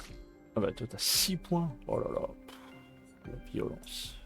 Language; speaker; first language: French; native; French